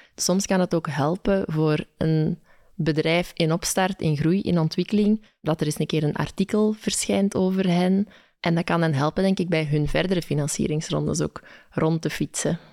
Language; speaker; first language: Dutch; native; Dutch